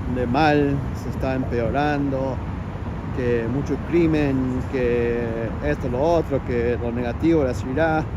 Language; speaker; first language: Spanish; early bilingual, heritage; Spanish